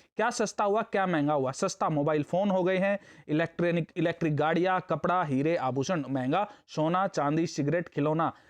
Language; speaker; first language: Hindi; native; Hindi